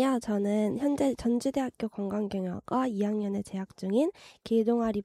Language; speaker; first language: Korean; native; Korean